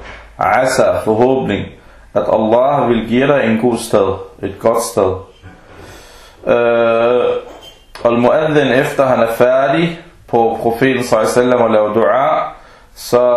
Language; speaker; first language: Danish; early bilingual, other home language; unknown